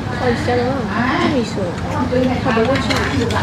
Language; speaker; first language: Korean; non-native, learner; Thai